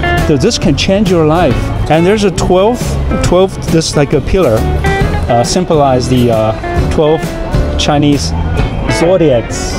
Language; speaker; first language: English; non-native, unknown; Chinese